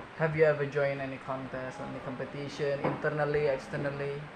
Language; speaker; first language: English; non-native, fluent; Indonesian